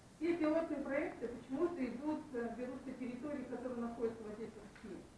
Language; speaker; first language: Russian; native; Russian